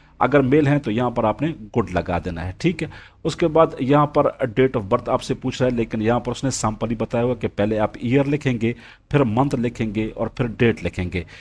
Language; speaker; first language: Urdu; non-native, local second language; Punjabi